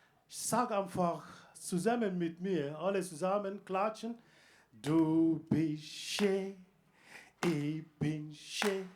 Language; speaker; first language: German; non-native, fluent; Igbo